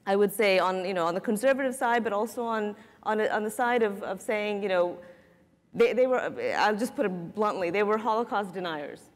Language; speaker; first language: English; native; English